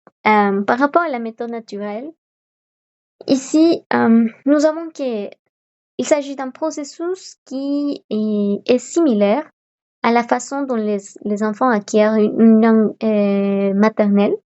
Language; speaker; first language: French; non-native, fluent; Spanish